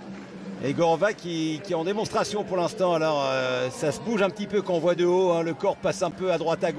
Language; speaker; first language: French; native; French